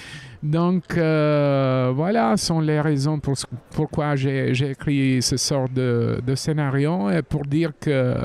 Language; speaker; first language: French; non-native, fluent; Albanian